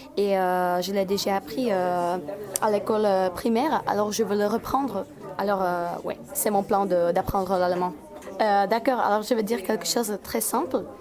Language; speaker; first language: French; non-native, fluent; Czech